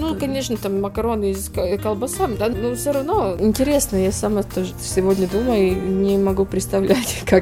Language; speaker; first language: Russian; non-native, local second language; Latvian